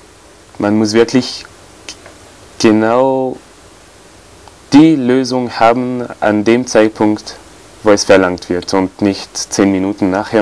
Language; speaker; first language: German; non-native, fluent; French